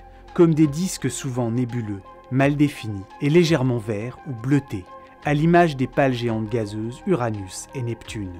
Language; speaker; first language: French; native; French